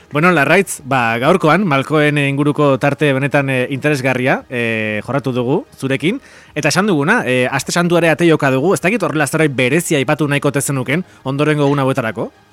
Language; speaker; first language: Basque; native; Basque